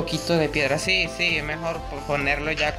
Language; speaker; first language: Spanish; native; Spanish